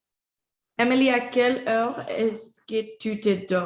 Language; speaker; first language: French; non-native, learner; Spanish